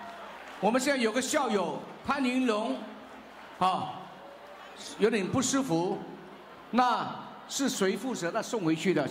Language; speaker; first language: Chinese; early bilingual, heritage; Chinese